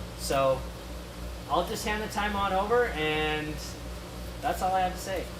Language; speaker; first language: English; native; English